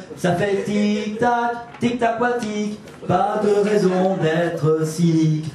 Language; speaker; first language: French; native; French